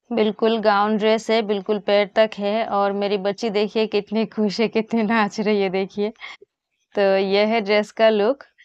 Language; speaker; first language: Hindi; non-native, local second language; Bangla